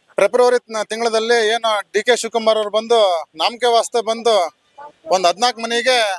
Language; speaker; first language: Kannada; non-native, local second language; Lambadi